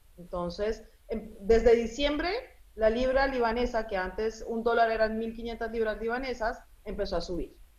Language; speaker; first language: Spanish; early bilingual, other home language; Arabic